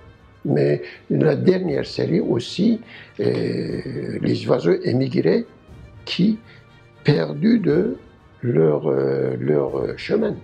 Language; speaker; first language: French; non-native, learner; Turkish